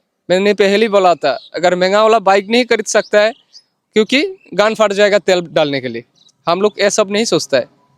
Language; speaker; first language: Hindi; non-native, learner; Bangla